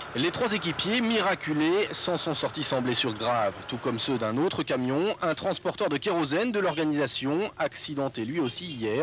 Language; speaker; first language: French; native; French